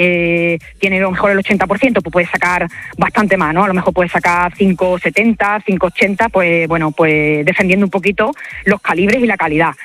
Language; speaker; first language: Spanish; native; Spanish